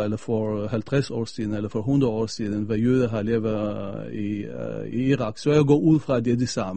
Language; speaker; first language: Danish; non-native, fluent; Arabic